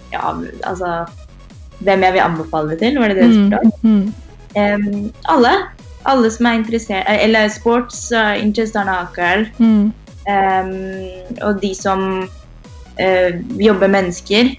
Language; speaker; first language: Norwegian; early bilingual, other home language; Tamil